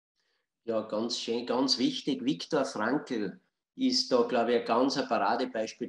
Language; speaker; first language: German; native; German